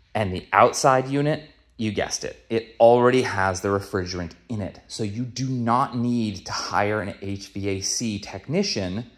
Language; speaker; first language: English; native; English